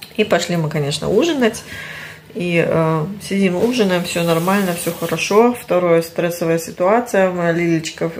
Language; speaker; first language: Russian; early bilingual, heritage; Russian